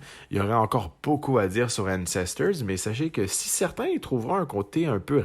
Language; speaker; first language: French; native; French